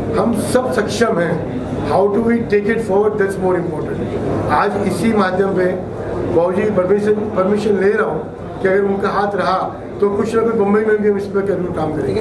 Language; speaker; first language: Hindi; native; Hindi